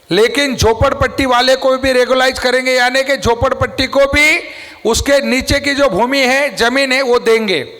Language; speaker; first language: Hindi; non-native, local second language; Marathi